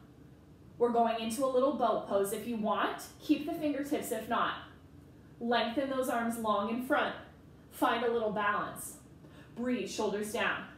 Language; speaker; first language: English; native; English